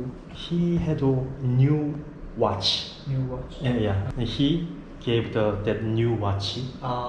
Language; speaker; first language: English; non-native, learner; Korean